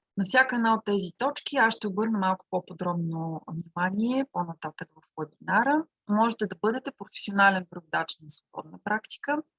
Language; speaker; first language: Bulgarian; native; Bulgarian